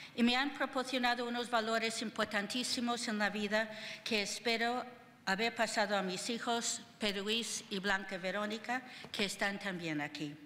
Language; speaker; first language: Spanish; non-native, fluent; English